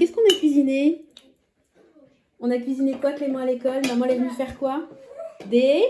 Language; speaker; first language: French; native; French